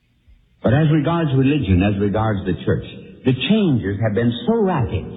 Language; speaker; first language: English; native; English